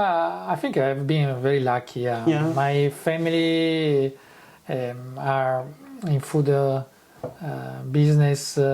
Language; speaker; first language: English; non-native, fluent; Italian